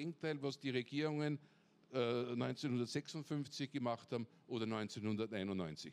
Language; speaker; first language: German; native; German